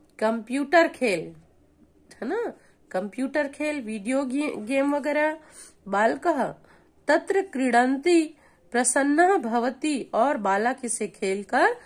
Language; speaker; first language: Hindi; native; Hindi